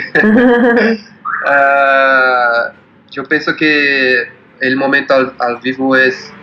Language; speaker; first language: Spanish; non-native, learner; Portuguese